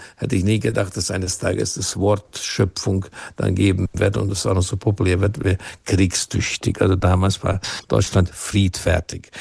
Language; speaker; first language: German; non-native, fluent; Hungarian